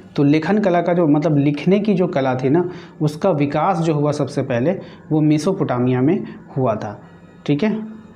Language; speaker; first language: Hindi; native; Hindi